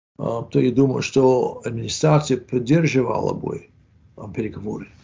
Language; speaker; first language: Russian; non-native, fluent; English